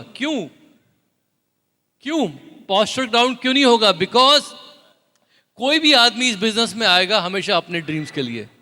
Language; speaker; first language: Hindi; native; Hindi